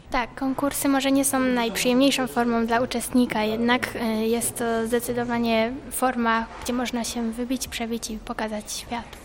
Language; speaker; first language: Polish; native; Polish